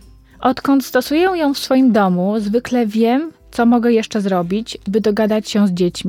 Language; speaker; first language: Polish; native; Polish